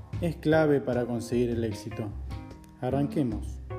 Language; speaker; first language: Spanish; native; Spanish